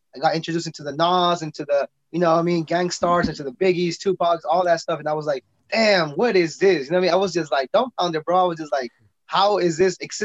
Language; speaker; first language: English; native; English